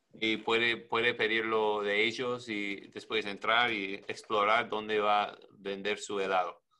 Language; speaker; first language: Spanish; non-native, learner; English